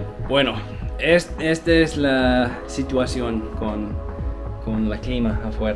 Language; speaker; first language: Spanish; non-native, learner; English